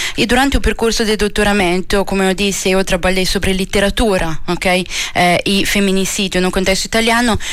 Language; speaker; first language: Portuguese; non-native, fluent; Italian